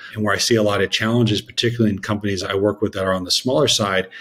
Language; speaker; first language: English; native; English